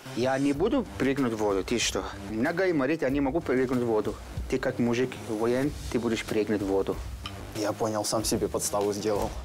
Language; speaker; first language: Russian; non-native, learner; Persian